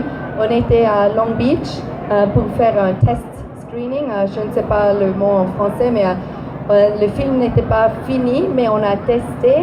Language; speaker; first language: French; non-native, learner; English